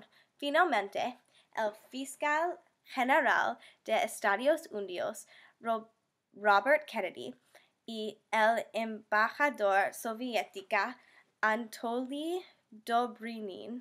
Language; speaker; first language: Spanish; non-native, learner; English